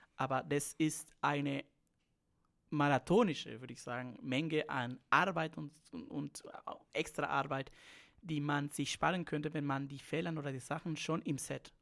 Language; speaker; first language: German; non-native, fluent; Spanish